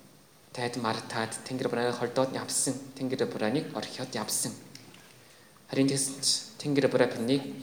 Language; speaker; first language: Mongolian; non-native, fluent; Korean